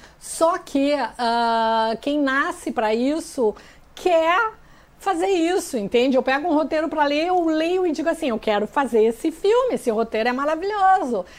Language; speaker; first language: Portuguese; native; Portuguese